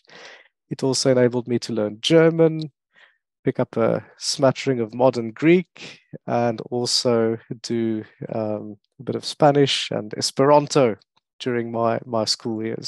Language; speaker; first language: English; non-native, local second language; French